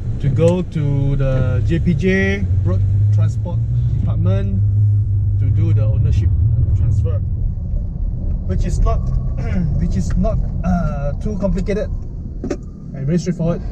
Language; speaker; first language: English; non-native, local second language; Min Nan Chinese